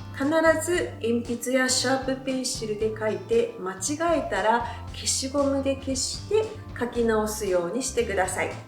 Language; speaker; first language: Japanese; native; Japanese